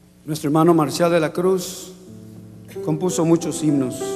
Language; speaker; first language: Spanish; native; Spanish